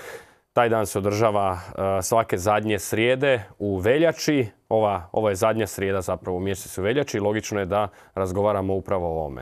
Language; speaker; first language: Serbian; native; Serbian